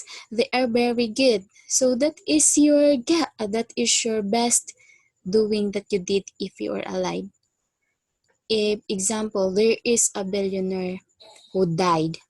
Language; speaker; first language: English; non-native, fluent; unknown